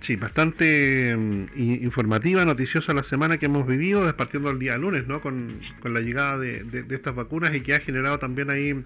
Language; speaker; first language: Spanish; native; Spanish